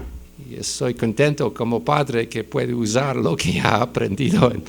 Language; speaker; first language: Spanish; non-native, fluent; English